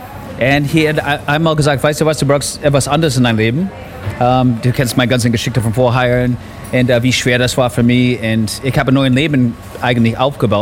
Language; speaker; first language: German; non-native, fluent; English